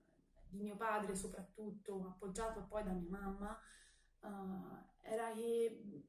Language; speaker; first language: Italian; early bilingual, other home language; Albanian